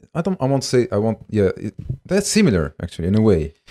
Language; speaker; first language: English; non-native, fluent; French